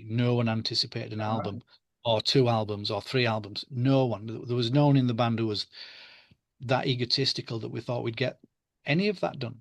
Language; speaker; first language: English; native; English